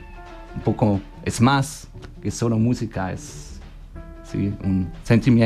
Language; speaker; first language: Spanish; non-native, learner; German